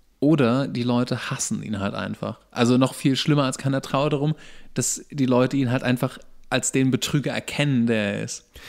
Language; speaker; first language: German; native; German